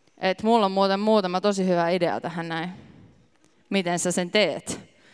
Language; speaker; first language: Finnish; native; Finnish